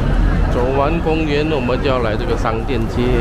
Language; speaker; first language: Chinese; native; Chinese